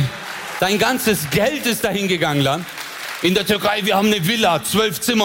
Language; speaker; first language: German; early bilingual, other home language; Turkish